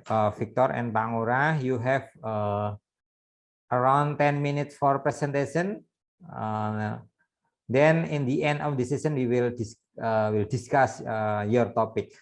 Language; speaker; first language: English; non-native, fluent; Indonesian